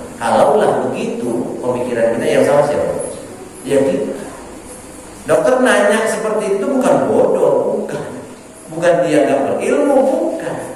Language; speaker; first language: Indonesian; native; Indonesian